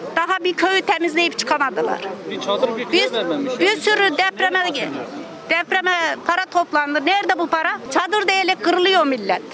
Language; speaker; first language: Turkish; native; Turkish